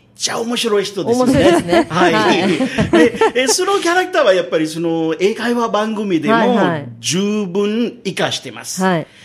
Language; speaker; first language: Japanese; non-native, fluent; Urdu